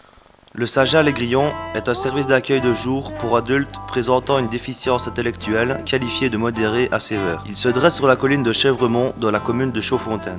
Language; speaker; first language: French; native; French